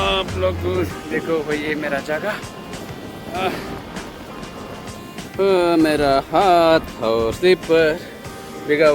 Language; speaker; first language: Hindi; non-native, local second language; Kannada